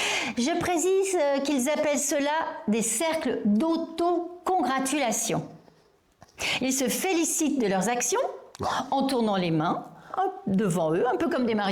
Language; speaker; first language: French; native; French